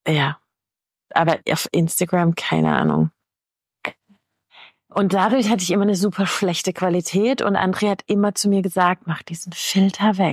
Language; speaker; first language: German; native; German